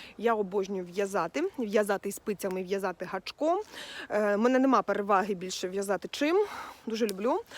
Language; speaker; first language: Ukrainian; non-native, local second language; Russian